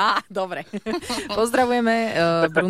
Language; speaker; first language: Slovak; native; Slovak